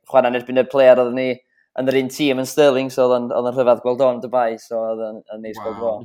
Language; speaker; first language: Welsh; native; Welsh